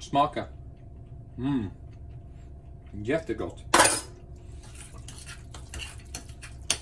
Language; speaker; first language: Swedish; non-native, fluent; English